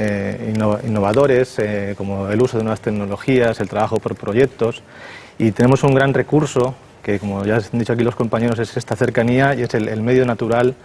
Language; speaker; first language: Spanish; native; Spanish